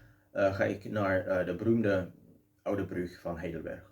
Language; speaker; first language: Dutch; non-native, fluent; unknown